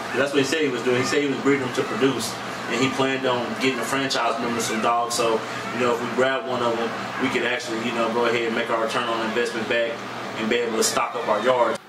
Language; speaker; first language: English; native; English